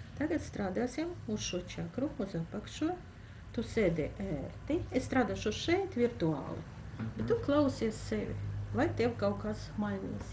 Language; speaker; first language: Latvian; non-native, local second language; Russian